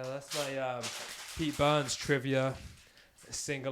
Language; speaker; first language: English; native; English